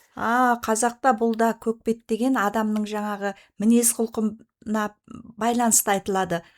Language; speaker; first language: Kazakh; native; Kazakh